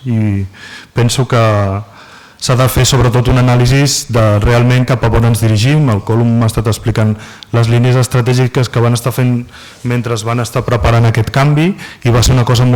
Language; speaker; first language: Catalan; native; Catalan